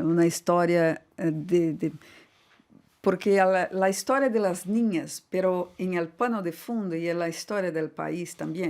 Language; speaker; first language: Spanish; non-native, fluent; Portuguese